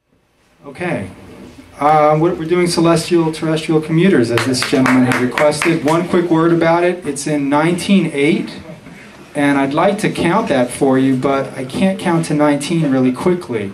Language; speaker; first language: English; native; English